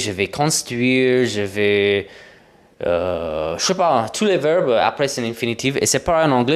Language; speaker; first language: French; non-native, fluent; English